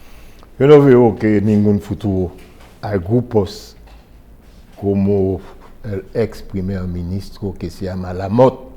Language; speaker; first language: Spanish; non-native, fluent; Haitian Creole